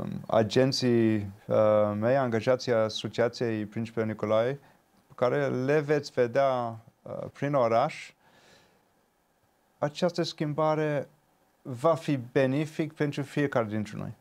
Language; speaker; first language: Romanian; non-native, fluent; English